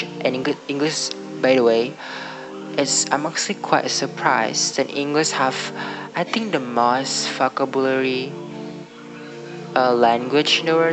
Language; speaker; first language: English; non-native, learner; Indonesian